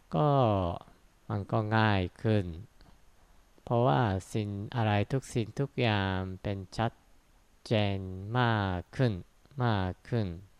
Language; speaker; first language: Thai; non-native, fluent; Japanese